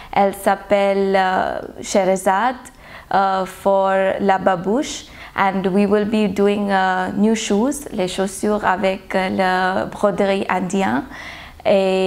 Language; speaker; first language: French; non-native, learner; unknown